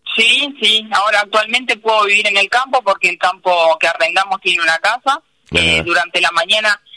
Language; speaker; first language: Spanish; native; Spanish